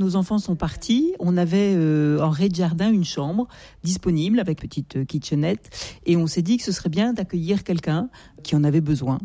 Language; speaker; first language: French; native; French